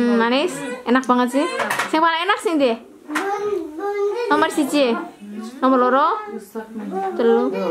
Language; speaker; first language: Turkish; non-native, learner; Indonesian